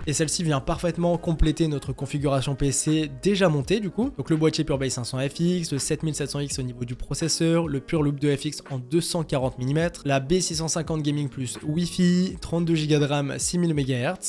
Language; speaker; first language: French; native; French